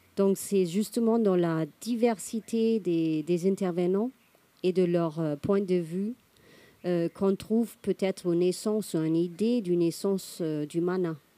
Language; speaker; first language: French; non-native, fluent; German